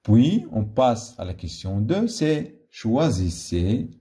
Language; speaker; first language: French; non-native, local second language; Arabic